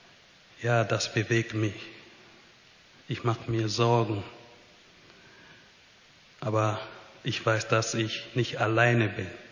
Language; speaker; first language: German; non-native, fluent; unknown